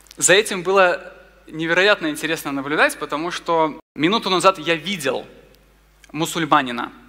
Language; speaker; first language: Russian; native; Russian